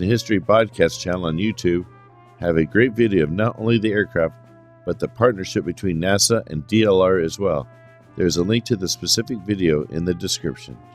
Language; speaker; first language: English; native; English